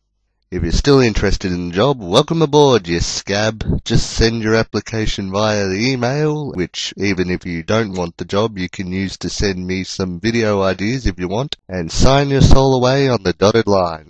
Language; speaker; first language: English; native; English